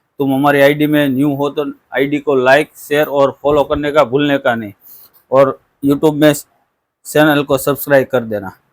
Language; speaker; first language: Hindi; non-native, local second language; Gujarati